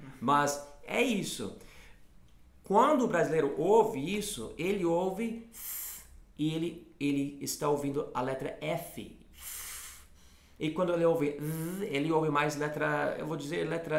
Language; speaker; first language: Portuguese; non-native, fluent; English